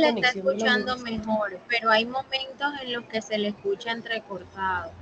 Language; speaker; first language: Spanish; native; Spanish